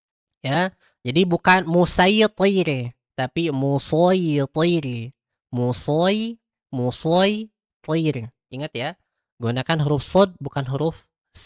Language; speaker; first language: Indonesian; native; Indonesian